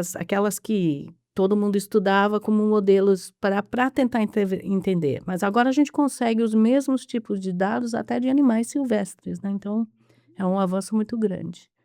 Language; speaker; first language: Portuguese; early bilingual, other home language; English